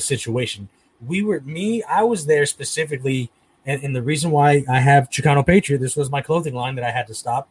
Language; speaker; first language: English; native; English